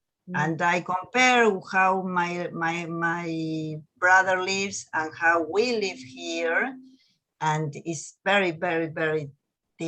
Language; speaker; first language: English; non-native, learner; Spanish